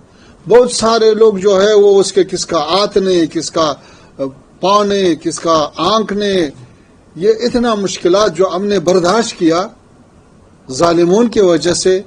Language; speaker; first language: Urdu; non-native, fluent; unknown